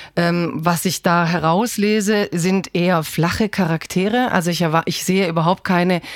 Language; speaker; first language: German; native; German